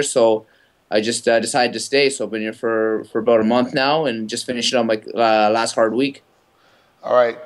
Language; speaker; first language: English; native; English